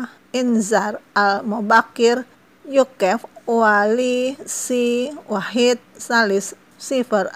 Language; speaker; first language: Arabic; non-native, fluent; Indonesian